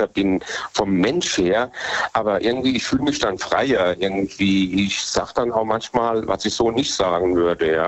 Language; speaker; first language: German; native; German